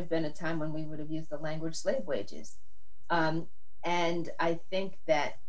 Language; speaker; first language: English; native; English